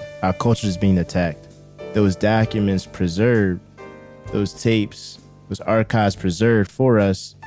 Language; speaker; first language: English; native; English